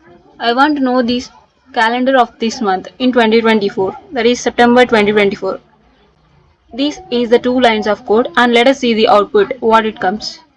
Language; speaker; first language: English; non-native, local second language; Telugu